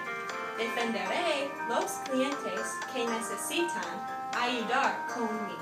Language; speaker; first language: Spanish; non-native, learner; English